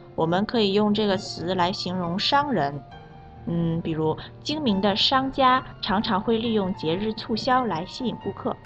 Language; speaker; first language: Chinese; native; Chinese